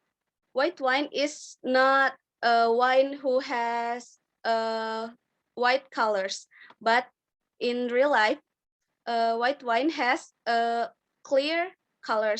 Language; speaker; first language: English; non-native, learner; Indonesian